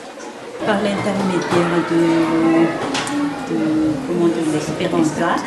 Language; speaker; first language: French; non-native, local second language; Malagasy